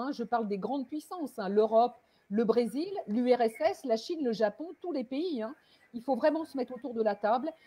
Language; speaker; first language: French; native; French